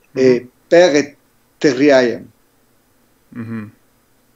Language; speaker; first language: Russian; non-native, learner; French